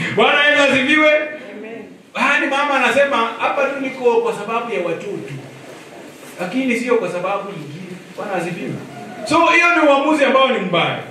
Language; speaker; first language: Swahili; non-native, local second language; Luyia